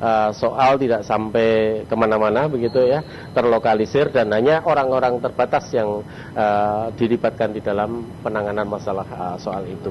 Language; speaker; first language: Indonesian; native; Indonesian